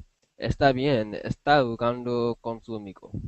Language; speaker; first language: Spanish; non-native, learner; English